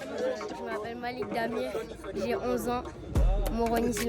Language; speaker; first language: French; non-native, local second language; Comorian